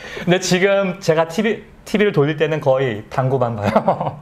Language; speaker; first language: Korean; native; Korean